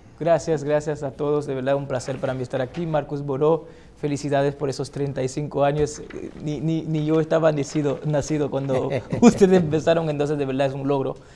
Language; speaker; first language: Spanish; non-native, fluent; Haitian Creole